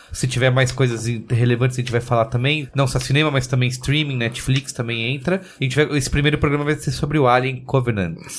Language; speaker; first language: Portuguese; native; Portuguese